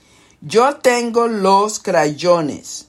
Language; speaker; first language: Spanish; non-native, fluent; English